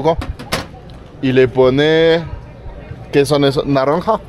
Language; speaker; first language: Spanish; non-native, fluent; French